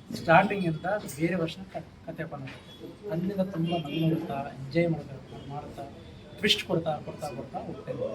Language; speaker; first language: Kannada; native; Kannada